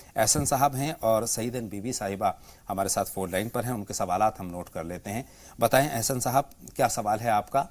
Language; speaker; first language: Urdu; native; Urdu